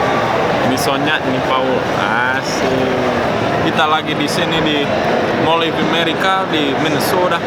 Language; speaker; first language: Indonesian; non-native, local second language; English